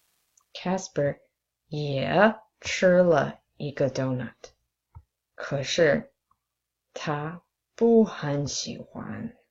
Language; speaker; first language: Chinese; non-native, fluent; English